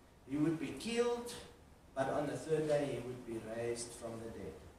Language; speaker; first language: English; non-native, local second language; Afrikaans